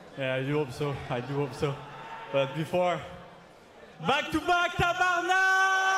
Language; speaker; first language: English; non-native, fluent; French